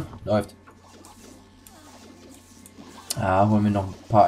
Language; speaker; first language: German; native; German